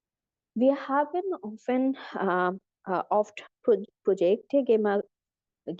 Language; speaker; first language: German; non-native, fluent; Bangla